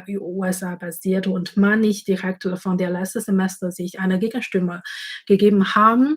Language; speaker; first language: German; non-native, fluent; Chinese